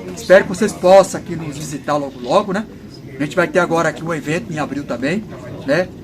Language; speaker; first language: Portuguese; non-native, local second language; Guarani